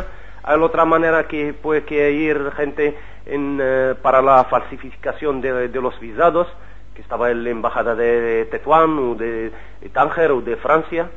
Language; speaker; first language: Spanish; non-native, learner; Arabic